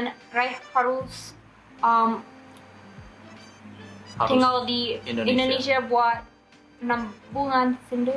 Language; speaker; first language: Indonesian; non-native, learner; English